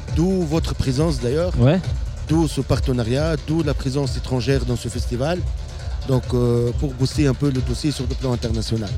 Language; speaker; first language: French; non-native, local second language; Arabic